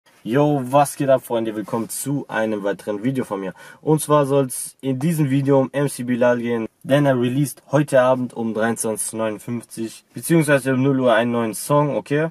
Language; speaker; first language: German; native; German